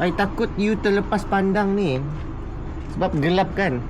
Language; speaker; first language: Malay; native; Malay